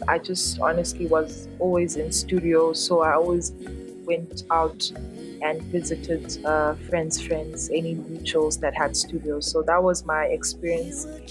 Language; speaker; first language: English; non-native, local second language; Xhosa